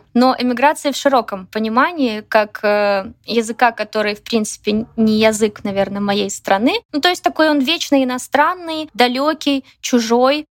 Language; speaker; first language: Russian; native; Russian